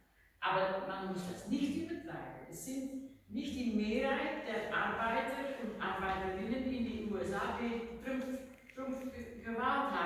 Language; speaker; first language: German; non-native, learner; Dutch